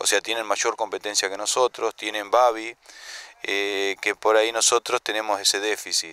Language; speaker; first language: Spanish; native; Spanish